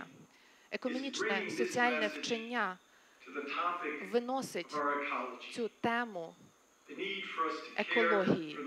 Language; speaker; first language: Ukrainian; native; Ukrainian